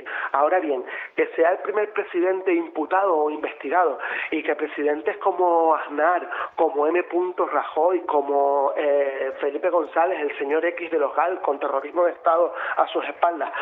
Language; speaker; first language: Spanish; native; Spanish